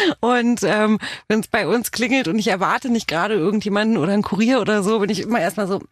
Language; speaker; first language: German; early bilingual, other home language; Romanian